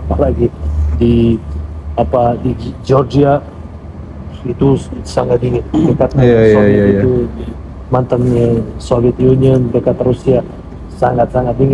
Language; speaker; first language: Indonesian; non-native, fluent; Serbian